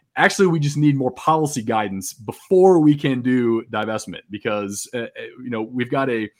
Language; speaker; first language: English; native; English